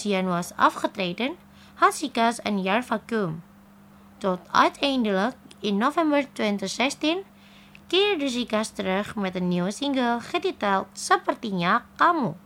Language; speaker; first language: Dutch; non-native, fluent; Indonesian